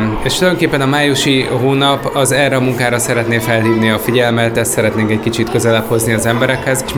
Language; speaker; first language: Hungarian; native; Hungarian